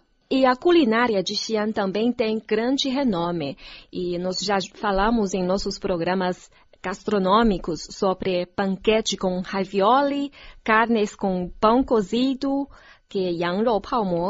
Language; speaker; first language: Portuguese; non-native, fluent; Chinese